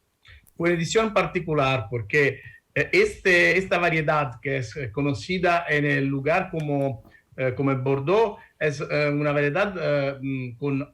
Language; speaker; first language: Spanish; non-native, learner; Italian